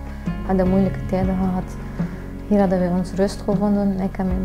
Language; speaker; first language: Dutch; early bilingual, other home language; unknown